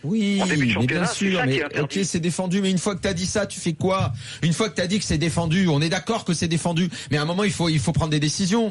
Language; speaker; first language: French; native; French